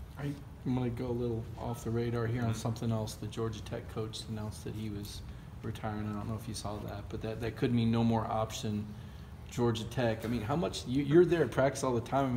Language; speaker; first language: English; native; English